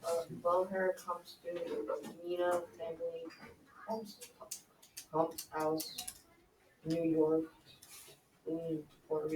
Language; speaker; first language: German; non-native, learner; English